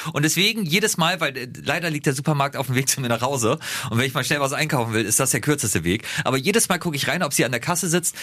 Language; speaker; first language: German; native; German